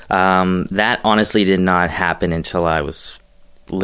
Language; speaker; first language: English; native; English